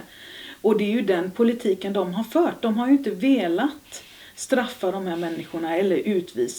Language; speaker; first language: Swedish; native; Swedish